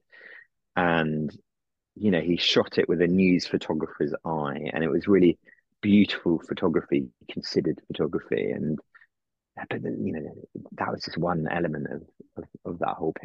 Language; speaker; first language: English; native; English